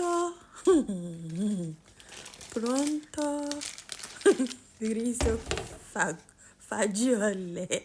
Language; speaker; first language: Italian; non-native, learner; Akan